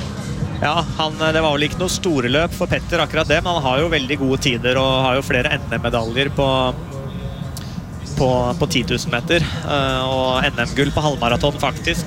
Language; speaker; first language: Norwegian; native; Norwegian